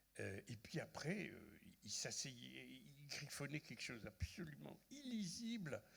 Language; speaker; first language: French; non-native, local second language; Arabic